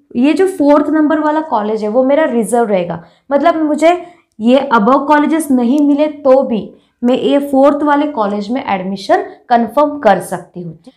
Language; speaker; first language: Hindi; non-native, local second language; Marathi